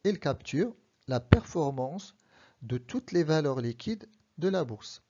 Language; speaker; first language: French; non-native, local second language; Arabic